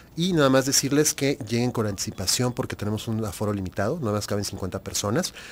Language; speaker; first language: Spanish; native; Spanish